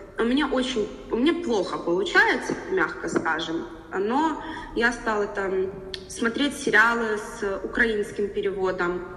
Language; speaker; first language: Russian; native; Russian